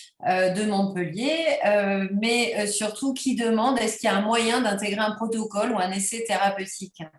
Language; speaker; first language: French; native; French